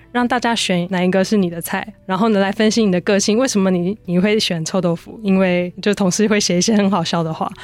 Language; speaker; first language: Chinese; native; Chinese